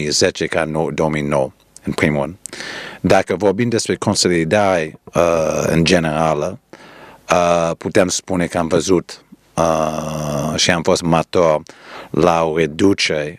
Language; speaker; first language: Romanian; early bilingual, heritage; Romanian